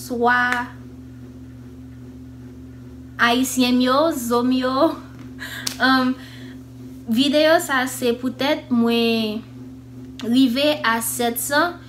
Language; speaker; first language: Haitian Creole; early bilingual, heritage; English